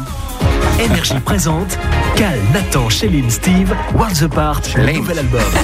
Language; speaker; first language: French; native; French